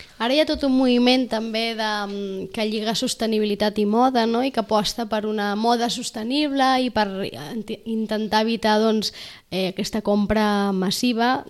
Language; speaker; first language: Catalan; native; Catalan